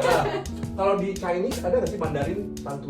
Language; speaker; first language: Indonesian; native; Indonesian